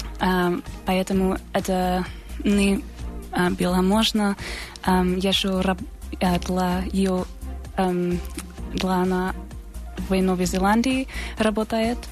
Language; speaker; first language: Russian; non-native, learner; English